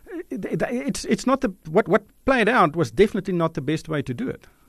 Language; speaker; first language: English; non-native, local second language; Afrikaans